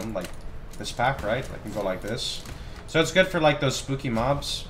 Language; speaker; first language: English; native; English